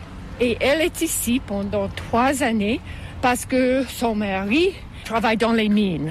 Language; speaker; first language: French; non-native, fluent; English